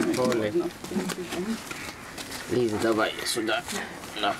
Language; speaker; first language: Russian; non-native, learner; Swahili